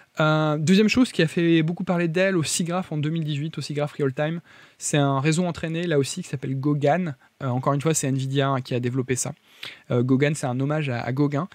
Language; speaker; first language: French; native; French